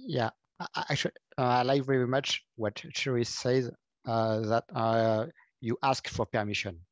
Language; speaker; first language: English; non-native, fluent; French